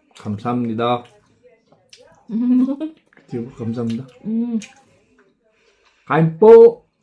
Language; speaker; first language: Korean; non-native, learner; Filipino